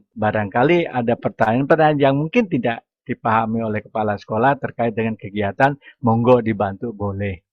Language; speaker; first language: Indonesian; non-native, local second language; Sundanese